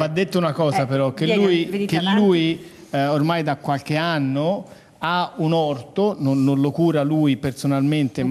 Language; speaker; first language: Italian; native; Italian